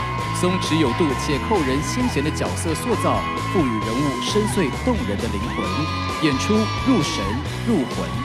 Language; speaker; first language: Chinese; native; Chinese